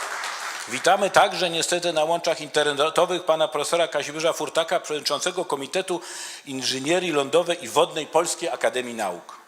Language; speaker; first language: Polish; native; Polish